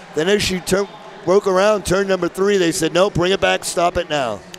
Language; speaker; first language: English; native; English